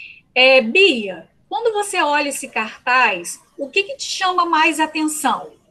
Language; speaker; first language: Portuguese; native; Portuguese